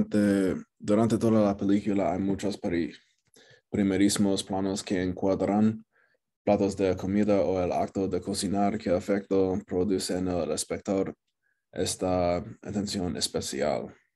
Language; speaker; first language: Spanish; non-native, learner; English